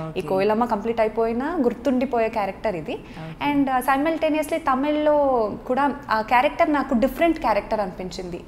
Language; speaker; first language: Telugu; non-native, local second language; Kannada